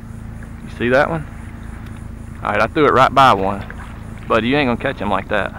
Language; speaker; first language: English; native; English